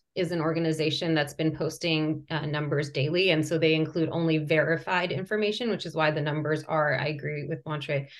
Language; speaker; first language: English; early bilingual, other home language; Persian